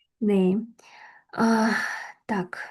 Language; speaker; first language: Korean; non-native, fluent; Russian